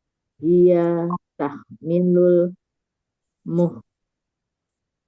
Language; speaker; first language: Arabic; non-native, learner; Indonesian